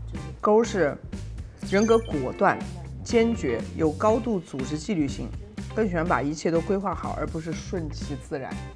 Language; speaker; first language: Chinese; native; Chinese